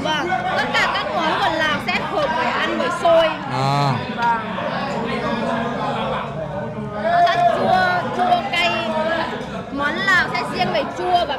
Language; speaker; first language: Vietnamese; non-native, fluent; Lao